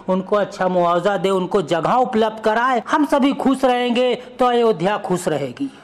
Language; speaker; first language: Hindi; native; Hindi